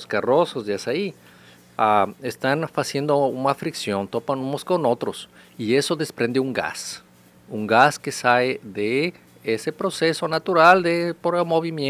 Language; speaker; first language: Portuguese; non-native, learner; Spanish